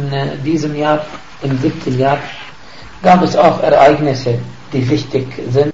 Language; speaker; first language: German; non-native, fluent; Arabic